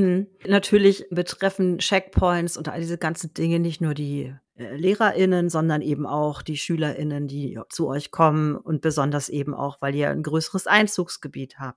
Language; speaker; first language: German; native; German